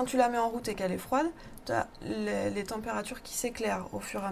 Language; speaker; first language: French; native; French